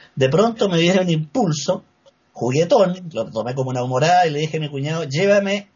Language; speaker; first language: Spanish; native; Spanish